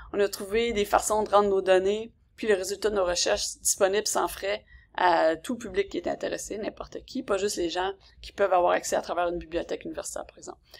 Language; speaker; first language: French; native; French